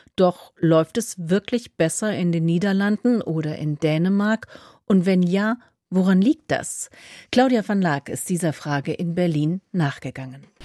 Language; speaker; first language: German; native; German